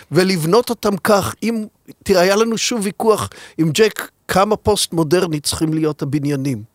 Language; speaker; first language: Hebrew; native; Hebrew